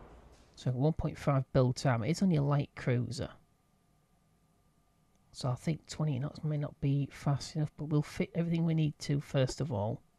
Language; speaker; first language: English; native; English